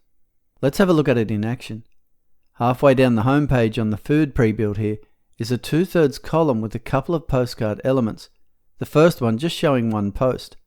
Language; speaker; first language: English; native; English